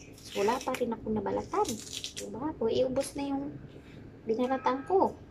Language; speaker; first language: Filipino; non-native, local second language; Cebuano